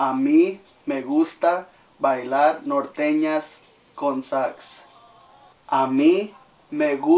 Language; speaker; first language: Spanish; early bilingual, heritage; Spanish